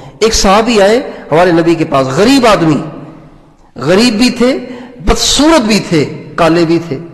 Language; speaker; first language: Urdu; non-native, local second language; Sindhi